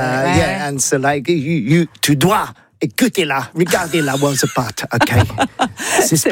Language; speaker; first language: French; non-native, learner; English